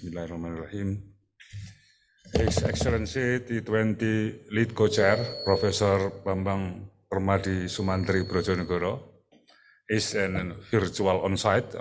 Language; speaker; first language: English; non-native, fluent; Indonesian